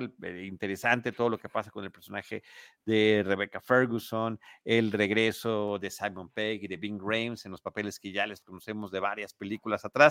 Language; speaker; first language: Spanish; native; Spanish